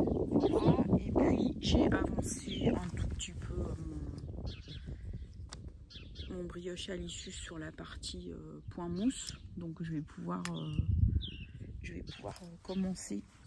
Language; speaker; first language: French; native; French